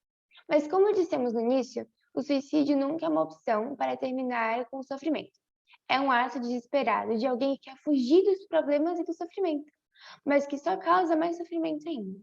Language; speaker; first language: Portuguese; native; Portuguese